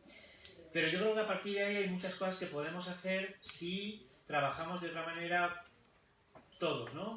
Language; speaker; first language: Spanish; native; Spanish